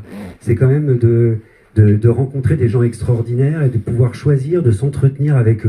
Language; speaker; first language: French; native; French